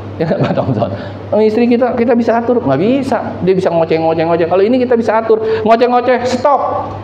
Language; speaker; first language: Indonesian; native; Indonesian